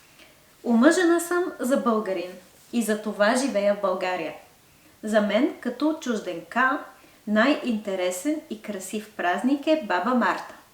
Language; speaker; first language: Bulgarian; non-native, fluent; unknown